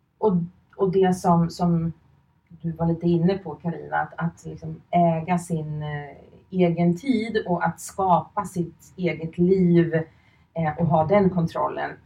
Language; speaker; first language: Swedish; early bilingual, other home language; Finnish